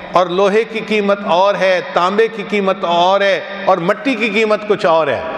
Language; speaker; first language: Urdu; non-native, local second language; Punjabi